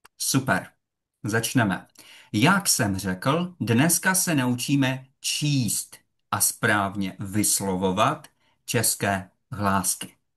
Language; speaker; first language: Czech; non-native, fluent; Russian